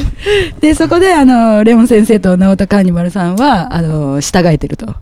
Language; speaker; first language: Japanese; native; Japanese